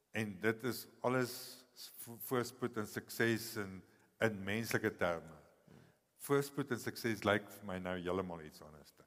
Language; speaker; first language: Afrikaans; native; Afrikaans